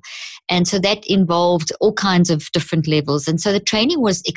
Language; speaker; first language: English; native; English